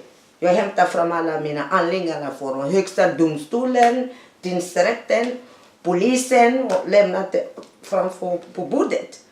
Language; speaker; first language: Swedish; non-native, learner; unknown